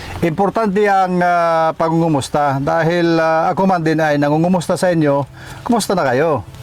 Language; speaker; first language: Filipino; non-native, local second language; Waray